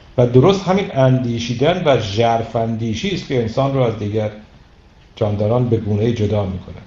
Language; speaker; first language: Persian; native; Persian